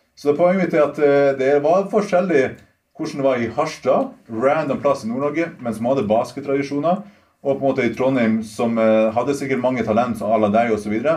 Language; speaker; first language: Norwegian; native; Norwegian